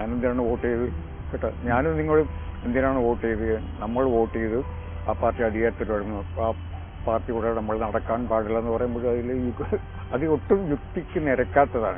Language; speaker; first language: Malayalam; native; Malayalam